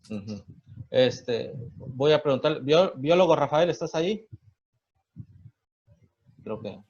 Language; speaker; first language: Spanish; native; Spanish